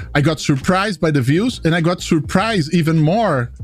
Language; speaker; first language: English; non-native, fluent; Portuguese